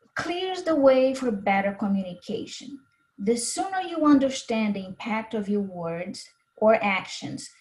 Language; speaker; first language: English; non-native, fluent; Portuguese